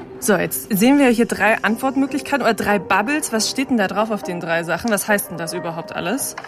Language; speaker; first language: German; native; German